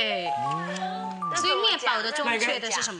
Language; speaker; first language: Chinese; non-native, fluent; Thai